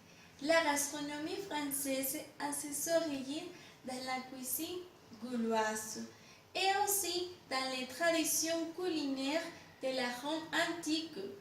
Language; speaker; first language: French; non-native, fluent; Spanish